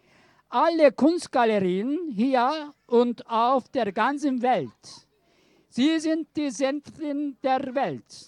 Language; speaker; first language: German; non-native, learner; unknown